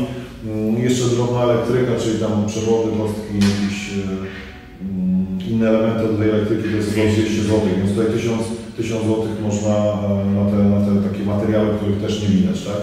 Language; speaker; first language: Polish; native; Polish